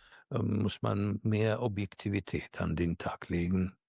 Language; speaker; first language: German; non-native, fluent; Russian